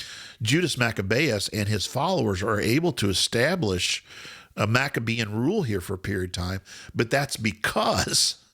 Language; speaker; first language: English; native; English